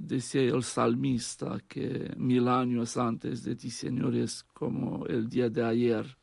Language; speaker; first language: Spanish; non-native, fluent; Romanian